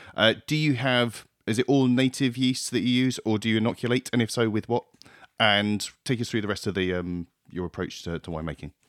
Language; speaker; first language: English; native; English